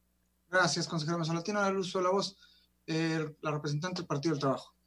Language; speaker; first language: Spanish; native; Spanish